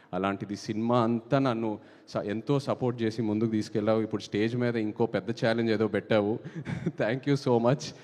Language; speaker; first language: Telugu; native; Telugu